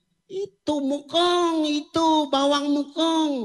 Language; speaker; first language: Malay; non-native, local second language; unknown